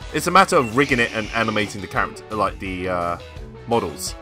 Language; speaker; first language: English; native; English